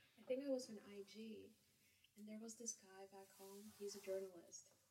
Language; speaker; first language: English; non-native, fluent; Kazakh